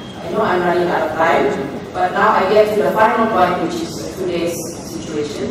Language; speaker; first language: English; non-native, fluent; Indonesian